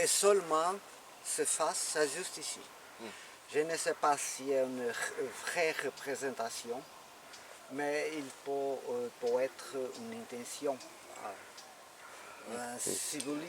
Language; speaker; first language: French; non-native, learner; Portuguese